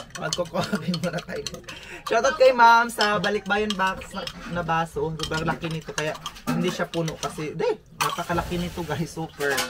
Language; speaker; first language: Filipino; non-native, local second language; Cebuano